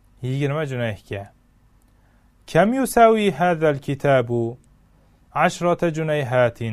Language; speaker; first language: Arabic; non-native, fluent; Uzbek